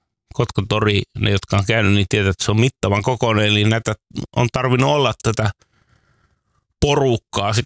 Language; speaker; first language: Finnish; native; Finnish